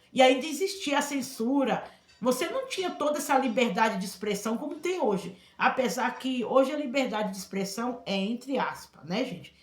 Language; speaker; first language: Portuguese; native; Portuguese